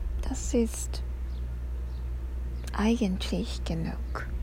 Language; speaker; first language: German; non-native, learner; Japanese